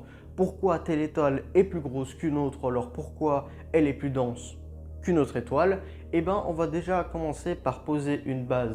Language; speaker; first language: French; native; French